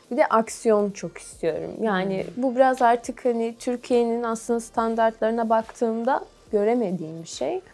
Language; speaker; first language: Turkish; native; Turkish